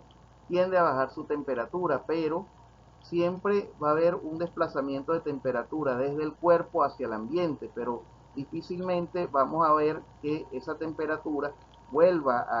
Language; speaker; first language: Spanish; native; Spanish